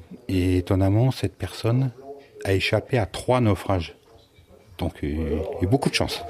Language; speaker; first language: French; native; French